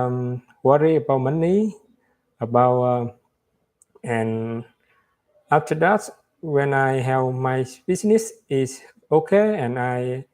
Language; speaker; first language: English; non-native, learner; Vietnamese